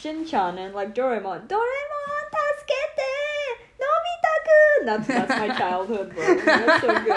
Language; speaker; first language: English; non-native, fluent; Vietnamese